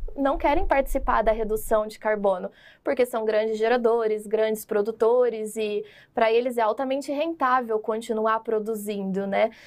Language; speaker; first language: Portuguese; native; Portuguese